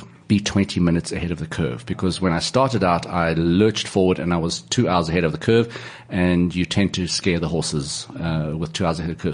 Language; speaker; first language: English; native; English